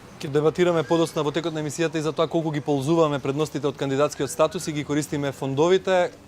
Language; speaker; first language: Macedonian; native; Macedonian